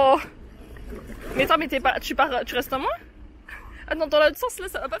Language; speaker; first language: French; native; French